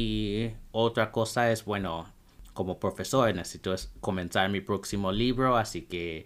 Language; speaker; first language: Spanish; non-native, fluent; English